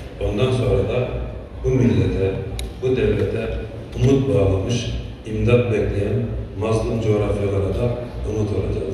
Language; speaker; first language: Turkish; native; Turkish